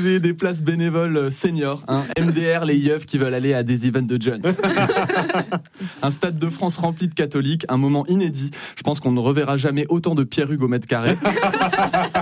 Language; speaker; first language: French; native; French